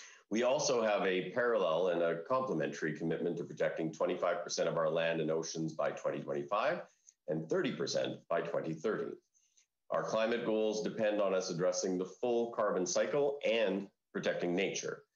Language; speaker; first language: English; native; English